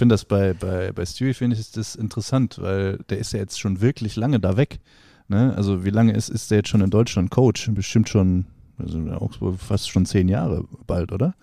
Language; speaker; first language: German; native; German